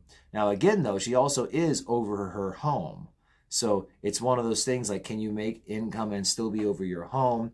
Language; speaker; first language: English; native; English